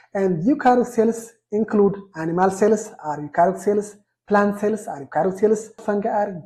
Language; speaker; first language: English; non-native, local second language; Amharic